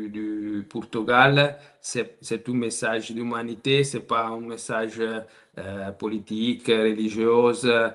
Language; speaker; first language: French; non-native, learner; Italian